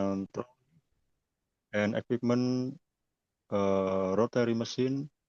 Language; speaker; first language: English; non-native, learner; Indonesian